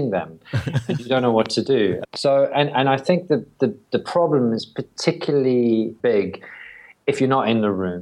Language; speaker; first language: English; native; English